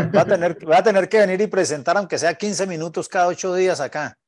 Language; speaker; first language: Spanish; native; Spanish